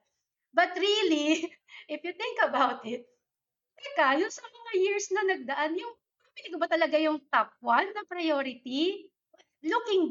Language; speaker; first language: English; non-native, local second language; Filipino